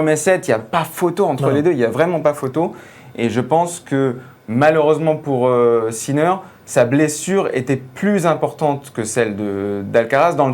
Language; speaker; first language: French; native; French